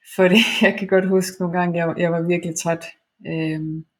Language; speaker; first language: Danish; non-native, fluent; Estonian